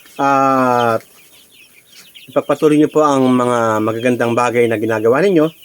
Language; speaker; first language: Filipino; native; Filipino